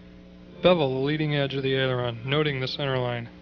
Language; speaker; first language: English; native; English